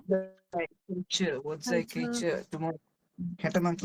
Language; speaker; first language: Chinese; non-native, learner; Sinhala